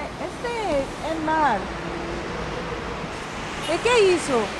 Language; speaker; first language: Portuguese; non-native, learner; Korean